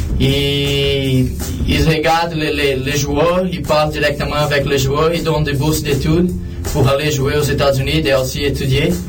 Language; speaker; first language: French; non-native, fluent; Portuguese